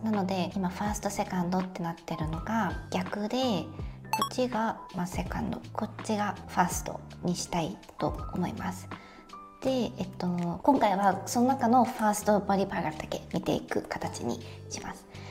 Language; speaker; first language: Japanese; native; Japanese